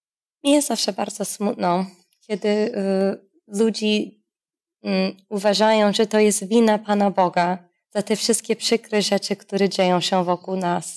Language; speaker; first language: Polish; non-native, fluent; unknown